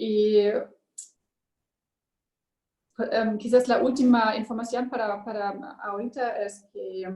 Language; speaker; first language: Spanish; non-native, learner; German